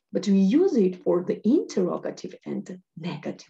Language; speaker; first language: English; non-native, fluent; Georgian